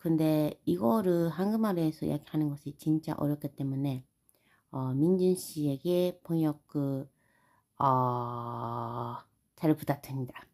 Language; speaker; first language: Korean; non-native, learner; Japanese